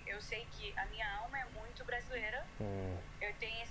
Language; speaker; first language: Portuguese; early bilingual, heritage; Portuguese